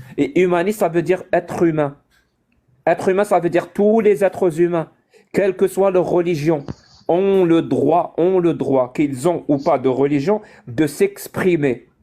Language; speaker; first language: French; non-native, local second language; Arabic